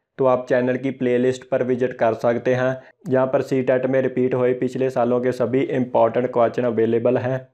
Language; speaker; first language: Hindi; non-native, local second language; Punjabi